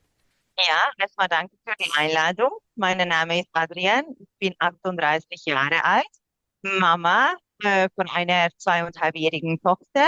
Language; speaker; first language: German; non-native, fluent; Hungarian